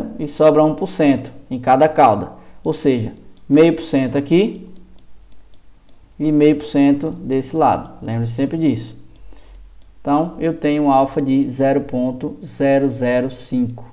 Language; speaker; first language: Portuguese; native; Portuguese